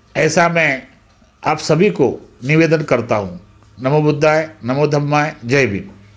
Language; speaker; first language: Hindi; non-native, local second language; Marathi